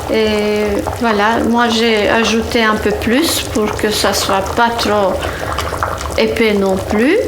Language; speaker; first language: French; non-native, fluent; Turkish